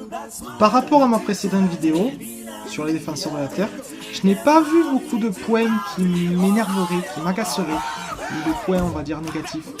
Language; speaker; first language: French; native; French